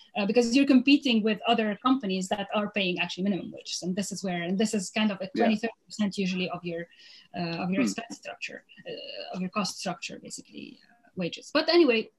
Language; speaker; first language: English; non-native, fluent; Arabic